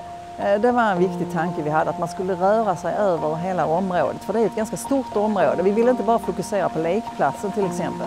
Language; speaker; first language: Swedish; native; Swedish